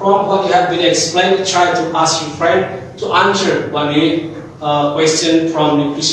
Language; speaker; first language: English; non-native, learner; Indonesian